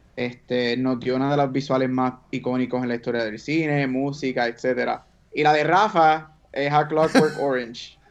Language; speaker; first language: Spanish; native; Spanish